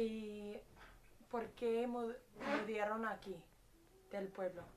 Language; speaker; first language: Spanish; non-native, learner; English